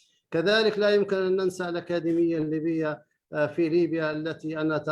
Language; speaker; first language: Arabic; native; Arabic